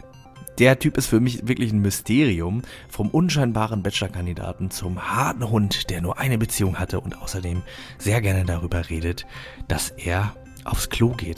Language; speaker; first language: German; native; German